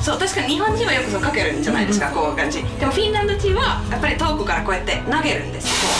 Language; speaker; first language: Japanese; non-native, fluent; Finnish